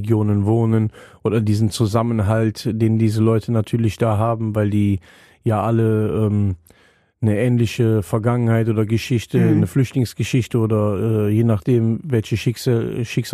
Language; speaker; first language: German; native; German